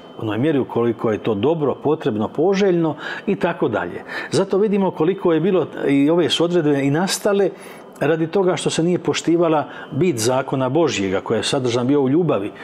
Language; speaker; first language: Croatian; native; Croatian